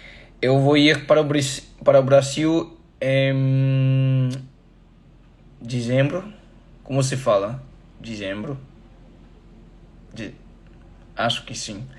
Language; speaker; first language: Portuguese; non-native, learner; English